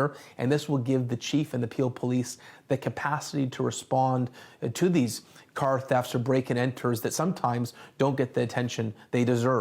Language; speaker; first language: English; native; English